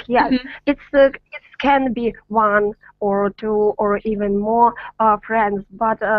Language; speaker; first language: English; non-native, learner; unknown